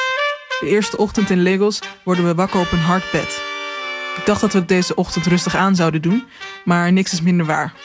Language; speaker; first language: Dutch; native; Dutch